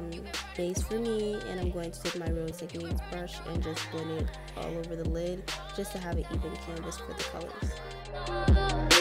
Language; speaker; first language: English; native; English